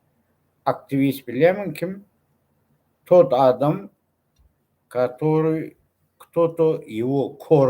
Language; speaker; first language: Russian; non-native, local second language; Turkmen